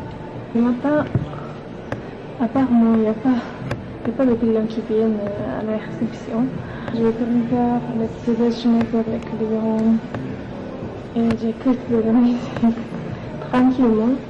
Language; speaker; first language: French; non-native, learner; Japanese